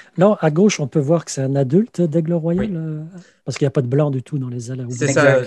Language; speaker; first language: French; native; French